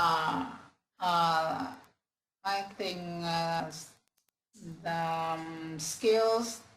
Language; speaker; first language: English; non-native, learner; Vietnamese